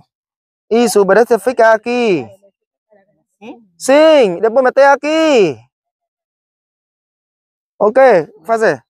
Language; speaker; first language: Portuguese; non-native, learner; Vietnamese